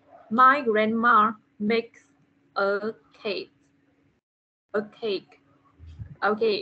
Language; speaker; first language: English; non-native, fluent; Vietnamese